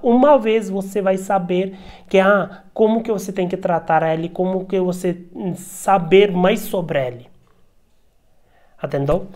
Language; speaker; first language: Portuguese; non-native, learner; Hindi